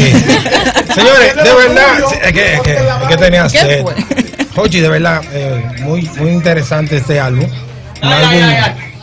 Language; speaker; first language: Spanish; native; Spanish